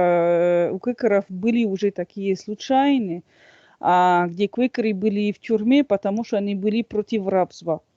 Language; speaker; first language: Russian; non-native, fluent; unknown